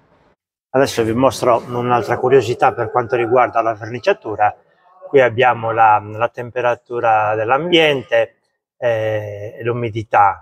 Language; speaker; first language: Italian; native; Italian